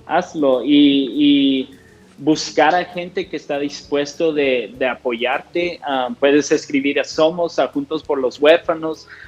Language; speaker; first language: Spanish; non-native, fluent; English